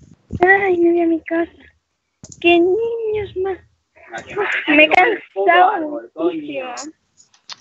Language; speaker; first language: Spanish; native; Spanish